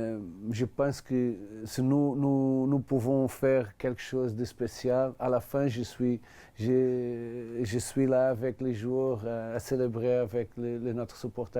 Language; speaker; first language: French; non-native, learner; Portuguese